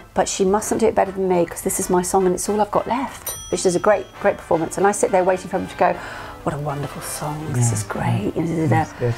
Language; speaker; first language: English; native; English